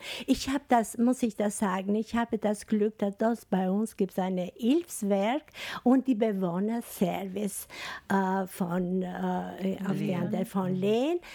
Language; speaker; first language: German; non-native, learner; Albanian